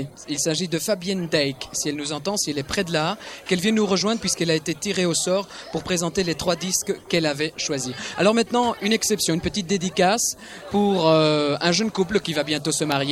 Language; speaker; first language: French; native; French